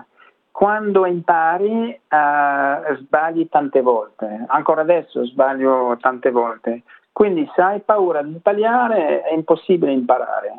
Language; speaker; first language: Italian; non-native, fluent; French